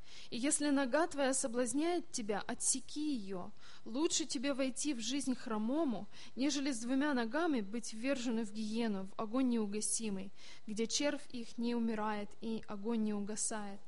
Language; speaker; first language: Russian; native; Russian